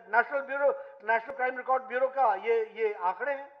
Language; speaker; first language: Hindi; native; Hindi